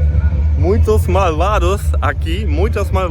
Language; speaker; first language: Portuguese; non-native, learner; German